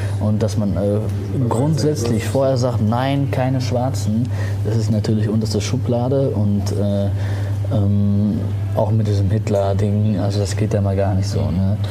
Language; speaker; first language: German; early bilingual, other home language; Arabic